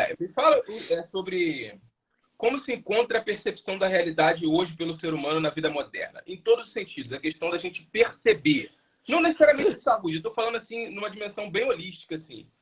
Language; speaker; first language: Portuguese; native; Portuguese